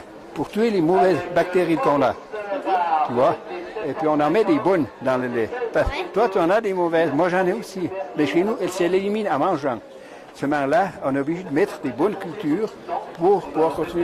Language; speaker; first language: French; native; French